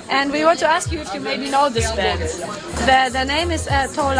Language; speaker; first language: English; non-native, fluent; German